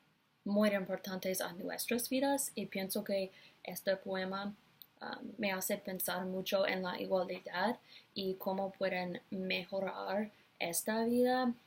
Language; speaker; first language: Spanish; non-native, learner; English